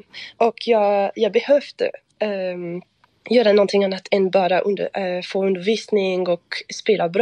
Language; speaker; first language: Swedish; non-native, fluent; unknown